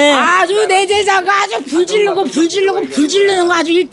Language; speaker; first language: Korean; native; Korean